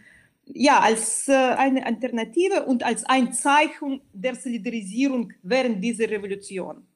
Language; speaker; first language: German; non-native, fluent; Russian